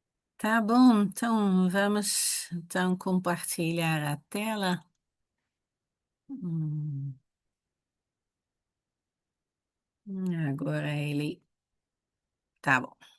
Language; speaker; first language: Portuguese; non-native, fluent; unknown